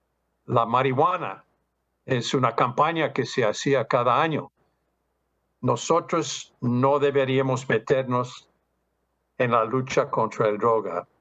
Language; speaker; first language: Spanish; non-native, fluent; English